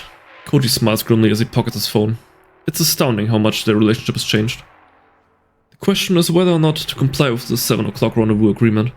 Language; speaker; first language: English; native; English